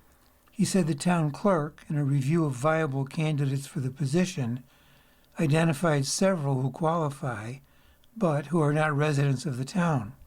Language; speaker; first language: English; native; English